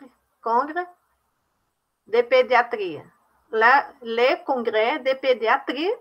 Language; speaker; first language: French; non-native, learner; Portuguese